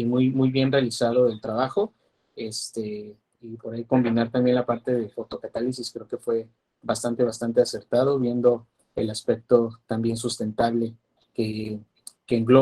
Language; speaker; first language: Spanish; native; Spanish